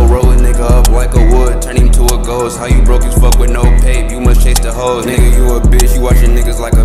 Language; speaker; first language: English; native; English